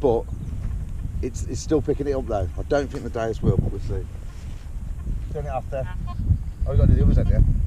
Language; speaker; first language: English; native; English